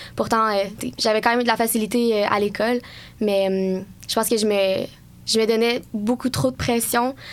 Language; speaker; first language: French; native; French